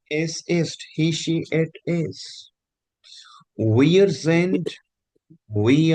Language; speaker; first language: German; non-native, fluent; Hindi